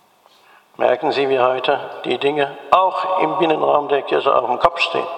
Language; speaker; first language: German; native; German